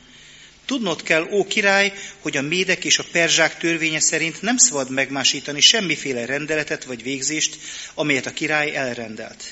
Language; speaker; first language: Hungarian; native; Hungarian